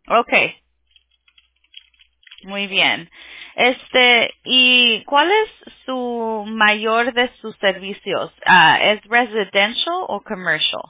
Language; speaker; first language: Spanish; early bilingual, heritage; Spanish